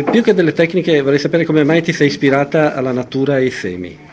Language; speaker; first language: Italian; native; Italian